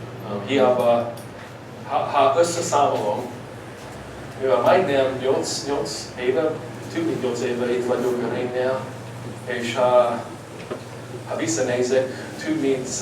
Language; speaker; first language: Hungarian; early bilingual, heritage; English